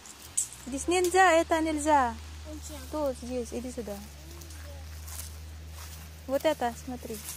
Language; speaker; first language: Russian; non-native, learner; Filipino